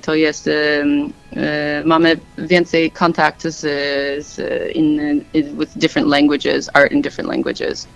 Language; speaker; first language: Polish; non-native, learner; English